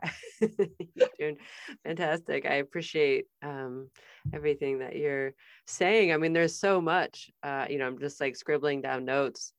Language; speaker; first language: English; native; English